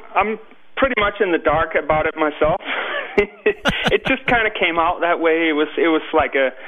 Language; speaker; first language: English; non-native, fluent; Danish